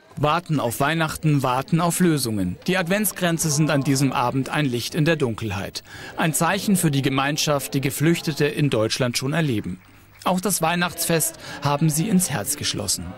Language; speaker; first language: German; native; German